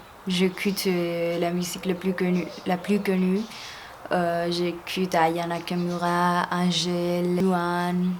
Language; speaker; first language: French; non-native, fluent; Spanish